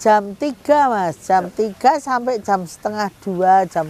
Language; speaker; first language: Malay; non-native, local second language; Javanese